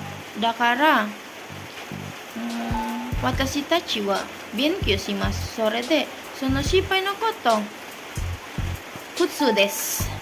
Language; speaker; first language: Japanese; non-native, learner; Indonesian